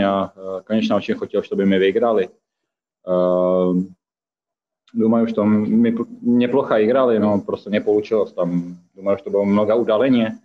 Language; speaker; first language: Russian; non-native, fluent; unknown